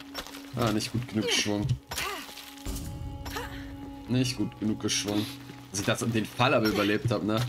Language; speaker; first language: German; native; German